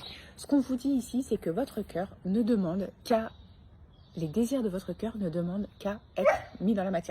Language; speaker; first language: French; native; French